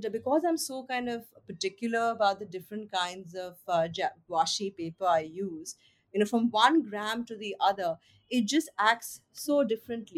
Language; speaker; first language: English; non-native, local second language; Hindi